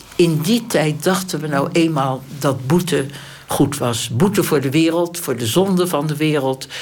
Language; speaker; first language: Dutch; native; Dutch